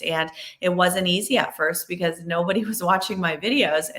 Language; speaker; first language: English; native; English